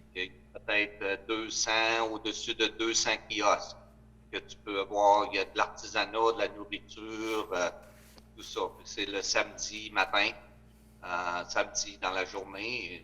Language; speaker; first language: French; native; French